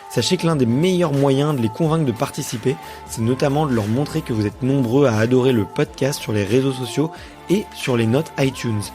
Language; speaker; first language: French; native; French